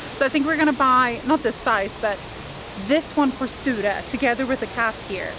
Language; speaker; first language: English; non-native, fluent; Swedish